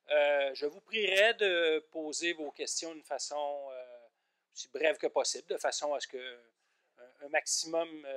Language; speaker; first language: French; native; French